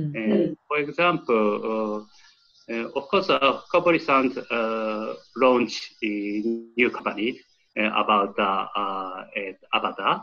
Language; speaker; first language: English; non-native, learner; Japanese